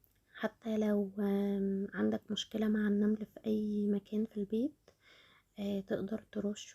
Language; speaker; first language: Arabic; native; Arabic